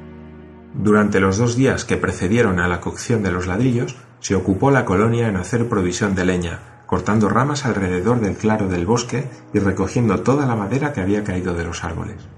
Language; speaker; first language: Spanish; native; Spanish